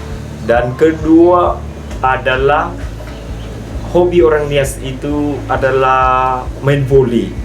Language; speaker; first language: Indonesian; non-native, fluent; Vietnamese